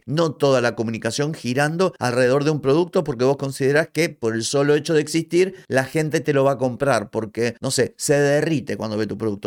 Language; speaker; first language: Spanish; native; Spanish